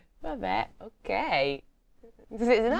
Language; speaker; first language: Italian; native; Italian